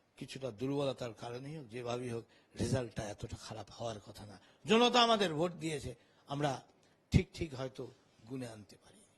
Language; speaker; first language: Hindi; non-native, local second language; Bangla